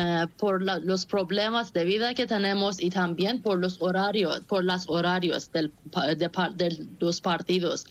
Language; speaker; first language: Spanish; non-native, fluent; Persian